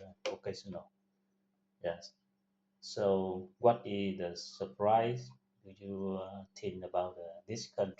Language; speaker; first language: English; non-native, learner; Vietnamese